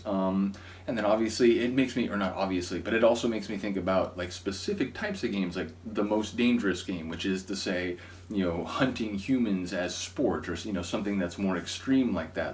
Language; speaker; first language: English; native; English